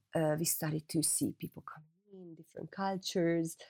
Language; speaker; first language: English; non-native, fluent; Hungarian